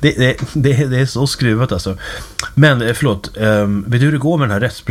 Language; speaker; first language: Swedish; native; Swedish